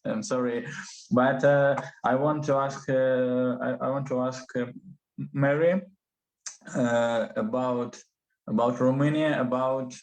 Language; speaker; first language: English; non-native, learner; Russian